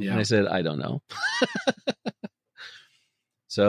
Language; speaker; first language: English; native; English